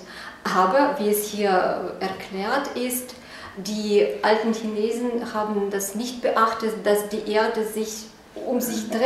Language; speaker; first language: German; non-native, fluent; Russian